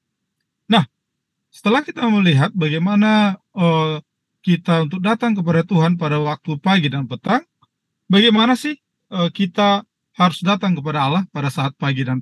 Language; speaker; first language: Indonesian; native; Indonesian